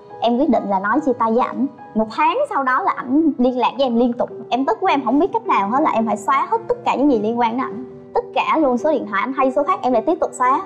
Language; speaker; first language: Vietnamese; native; Vietnamese